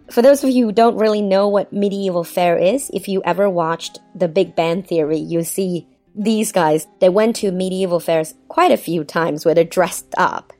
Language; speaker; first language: English; non-native, fluent; Chinese